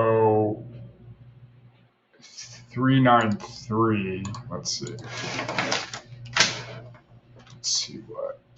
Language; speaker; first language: English; native; English